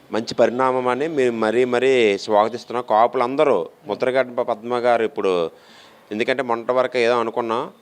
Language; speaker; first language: Telugu; native; Telugu